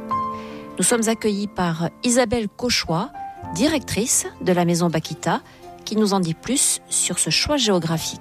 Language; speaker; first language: French; native; French